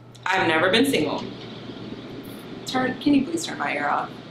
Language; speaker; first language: English; native; English